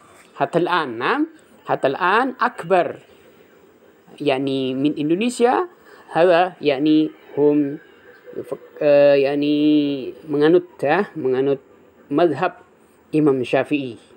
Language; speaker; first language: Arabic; non-native, fluent; Indonesian